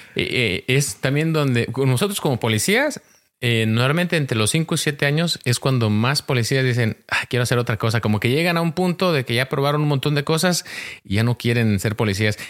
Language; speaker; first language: Spanish; early bilingual, heritage; Spanish